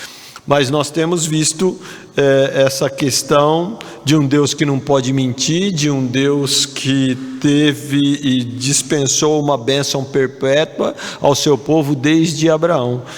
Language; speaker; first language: Portuguese; native; Portuguese